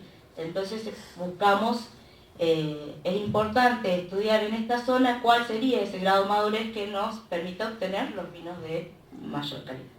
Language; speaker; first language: Spanish; native; Spanish